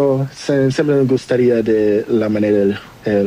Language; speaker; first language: Spanish; non-native, learner; Portuguese